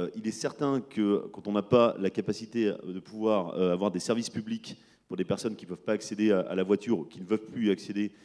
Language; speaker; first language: French; native; French